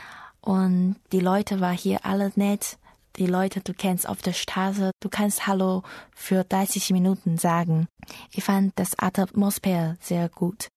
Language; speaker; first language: German; non-native, learner; Chinese